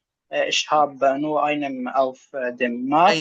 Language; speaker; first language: German; non-native, learner; Arabic